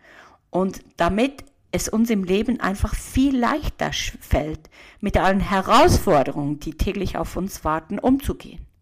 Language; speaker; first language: German; native; German